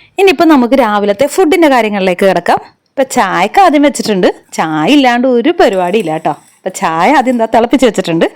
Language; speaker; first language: Malayalam; native; Malayalam